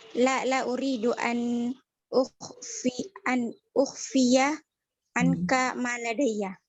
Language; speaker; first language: Arabic; non-native, learner; Indonesian